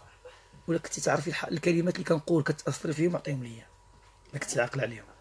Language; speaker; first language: Arabic; native; Arabic